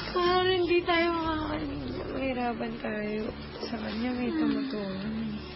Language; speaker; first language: Filipino; native; Filipino